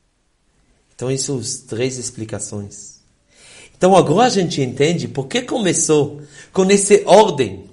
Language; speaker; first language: Portuguese; non-native, fluent; Hebrew